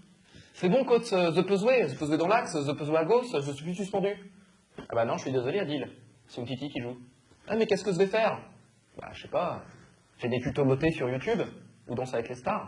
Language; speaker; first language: French; native; French